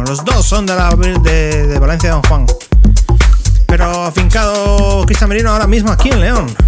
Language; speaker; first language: Spanish; native; Spanish